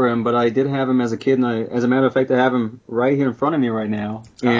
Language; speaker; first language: English; non-native, fluent; German